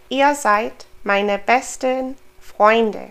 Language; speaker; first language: German; non-native, fluent; English